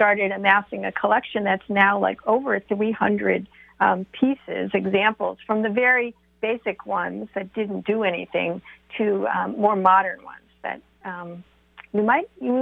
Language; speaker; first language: English; native; English